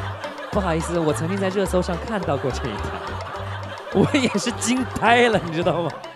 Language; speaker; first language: Chinese; native; Chinese